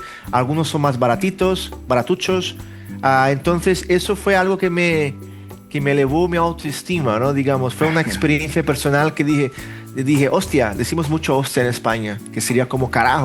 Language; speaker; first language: Spanish; early bilingual, heritage; Portuguese